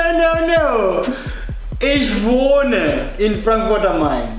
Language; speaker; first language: German; non-native, learner; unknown